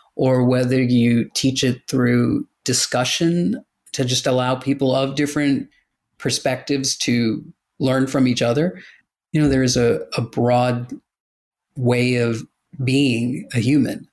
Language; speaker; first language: English; native; English